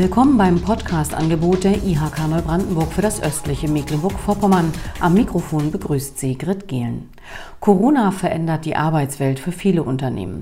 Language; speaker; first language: German; native; German